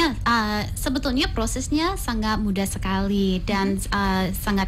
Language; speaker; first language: Indonesian; non-native, fluent; English